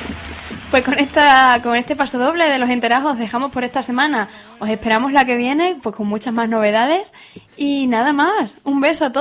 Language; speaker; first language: Spanish; native; Spanish